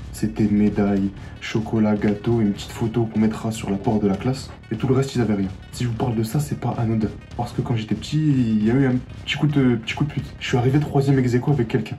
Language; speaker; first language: French; native; French